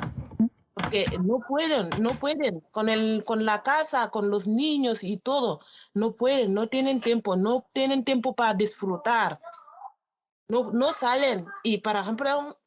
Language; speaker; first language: Spanish; non-native, learner; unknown